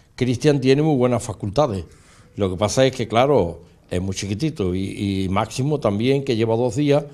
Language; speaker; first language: Spanish; native; Spanish